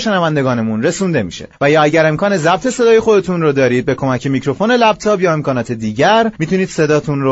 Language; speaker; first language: Persian; native; Persian